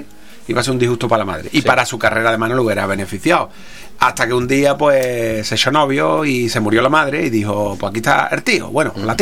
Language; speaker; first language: Spanish; native; Spanish